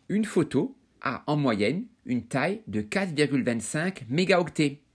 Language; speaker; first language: French; native; French